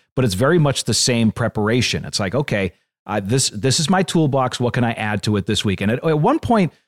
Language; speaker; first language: English; native; English